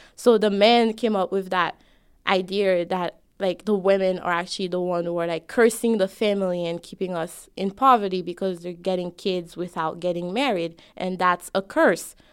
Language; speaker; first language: English; non-native, fluent; Haitian Creole